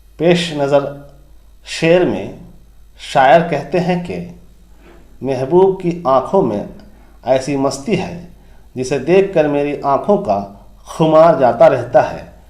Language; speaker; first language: Urdu; native; Urdu